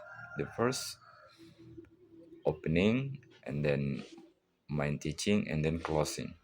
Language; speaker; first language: English; non-native, learner; Indonesian